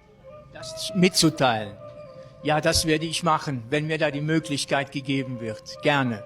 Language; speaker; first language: German; non-native, fluent; English